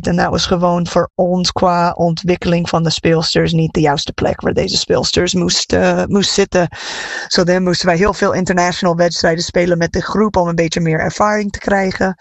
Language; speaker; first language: Dutch; non-native, fluent; English